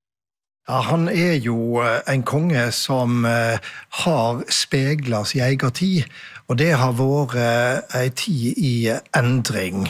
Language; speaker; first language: Norwegian; native; Norwegian